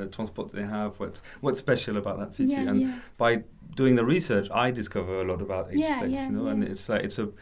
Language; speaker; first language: English; non-native, fluent; French